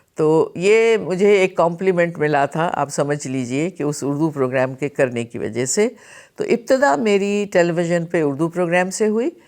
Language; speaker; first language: Urdu; non-native, local second language; Sindhi